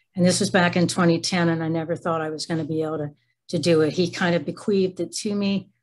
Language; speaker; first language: English; native; English